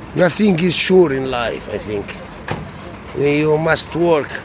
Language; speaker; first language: English; non-native, learner; Arabic